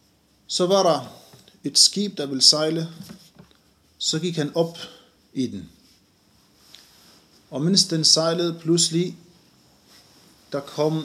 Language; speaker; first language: Danish; non-native, fluent; Arabic